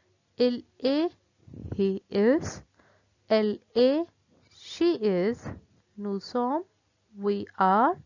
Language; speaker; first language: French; non-native, fluent; Hindi